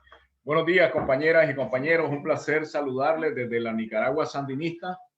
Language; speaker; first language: Spanish; native; Spanish